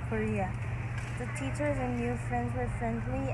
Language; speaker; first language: English; non-native, learner; Korean